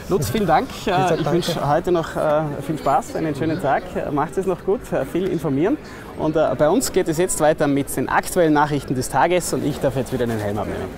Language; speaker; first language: German; native; German